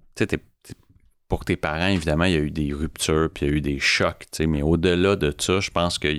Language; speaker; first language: French; native; French